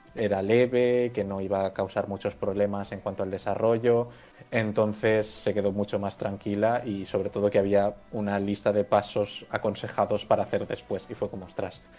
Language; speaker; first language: Spanish; native; Spanish